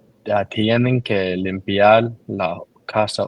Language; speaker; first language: Spanish; non-native, learner; English